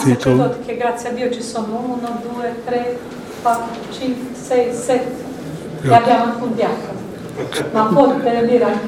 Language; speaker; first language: Italian; non-native, fluent; Croatian